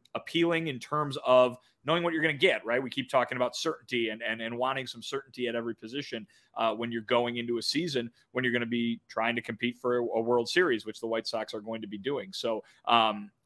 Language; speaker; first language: English; native; English